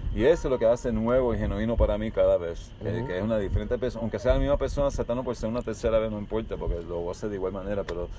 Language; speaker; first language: Spanish; early bilingual, heritage; Spanish